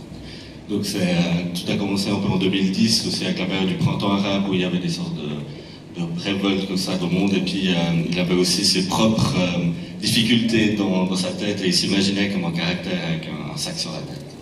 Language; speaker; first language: French; native; French